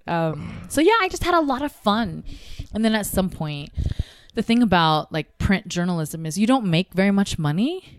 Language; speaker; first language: English; early bilingual, other home language; Tigrinya